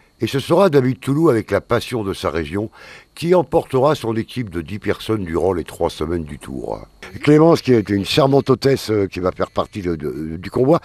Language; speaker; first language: French; native; French